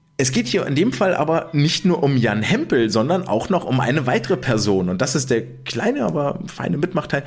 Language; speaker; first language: German; native; German